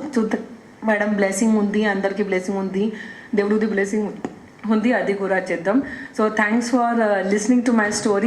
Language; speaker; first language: Telugu; non-native, local second language; Hindi